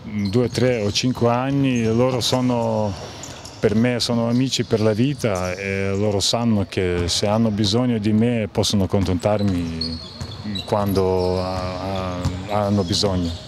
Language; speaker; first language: Italian; non-native, fluent; Lithuanian